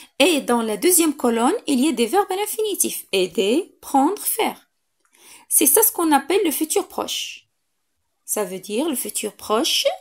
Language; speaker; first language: French; non-native, local second language; Arabic